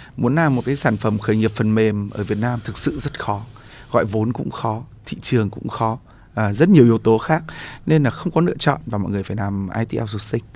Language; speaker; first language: Vietnamese; native; Vietnamese